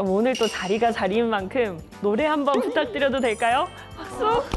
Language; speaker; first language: Korean; native; Korean